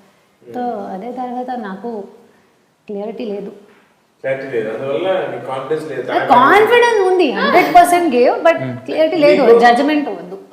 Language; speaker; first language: Telugu; non-native, local second language; Hindi